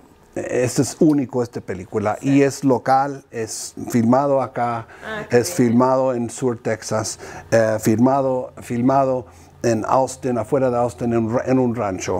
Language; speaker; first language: Spanish; early bilingual, heritage; Spanish